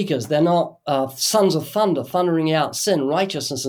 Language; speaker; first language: English; native; English